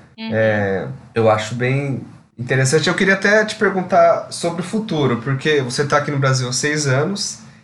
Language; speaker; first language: Portuguese; native; Portuguese